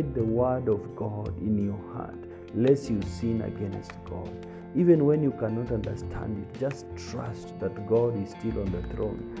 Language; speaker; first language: English; non-native, local second language; Kamba